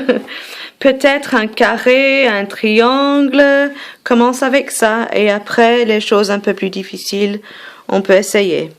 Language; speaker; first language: French; non-native, fluent; English